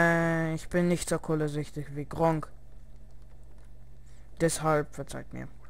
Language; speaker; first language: German; early bilingual, other home language; Russian